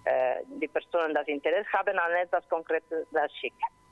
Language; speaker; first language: German; non-native, learner; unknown